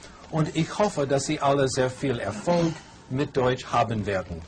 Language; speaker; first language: German; non-native, fluent; English